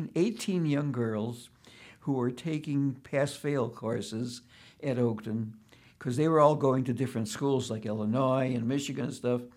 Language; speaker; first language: English; early bilingual, other home language; Yiddish